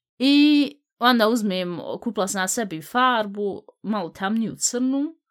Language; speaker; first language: Bosnian; early bilingual, heritage; Bosnian